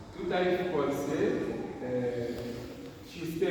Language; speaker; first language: Polish; non-native, learner; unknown